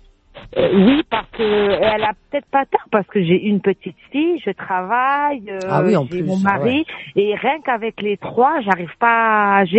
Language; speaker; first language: French; native; French